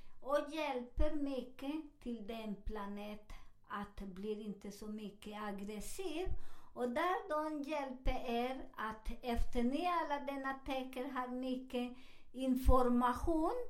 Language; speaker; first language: Swedish; non-native, fluent; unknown